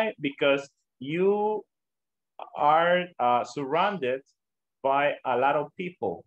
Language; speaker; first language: English; non-native, learner; Spanish